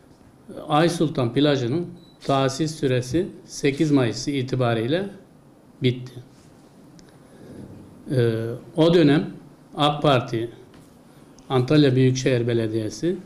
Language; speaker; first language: Turkish; native; Turkish